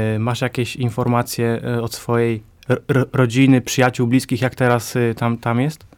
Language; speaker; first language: Polish; native; Polish